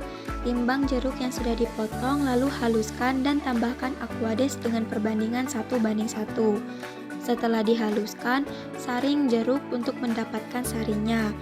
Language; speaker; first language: Indonesian; native; Indonesian